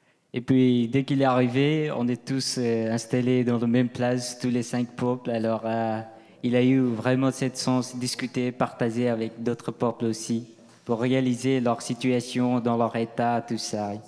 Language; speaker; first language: French; non-native, fluent; Nepali